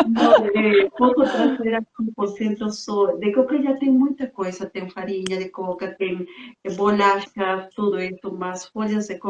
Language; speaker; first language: Portuguese; non-native, fluent; Spanish